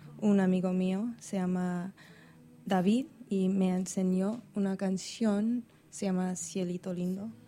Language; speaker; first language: Spanish; non-native, learner; English